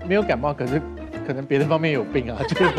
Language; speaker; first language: Chinese; native; Chinese